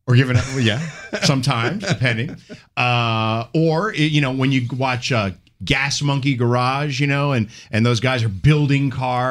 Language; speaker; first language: English; native; English